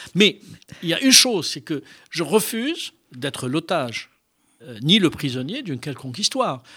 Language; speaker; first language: French; non-native, local second language; Arabic